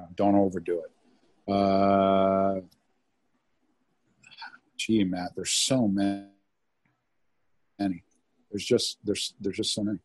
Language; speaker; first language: English; native; English